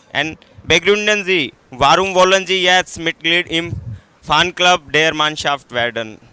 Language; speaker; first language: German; non-native, fluent; Hindi